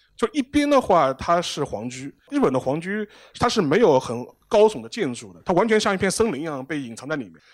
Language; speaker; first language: Chinese; native; Chinese